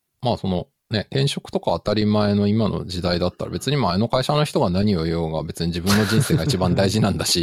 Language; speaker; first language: Japanese; native; Japanese